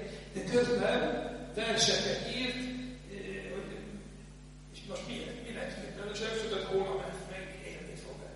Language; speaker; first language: Hungarian; non-native, fluent; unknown